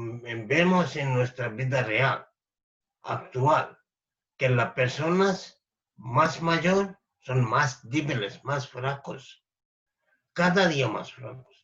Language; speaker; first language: Spanish; non-native, fluent; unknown